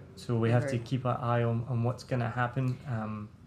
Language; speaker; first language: English; native; English